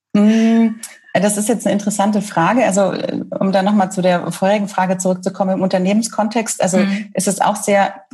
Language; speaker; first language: German; native; German